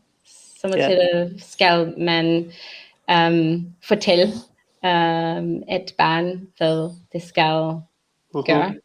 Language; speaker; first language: Danish; non-native, learner; English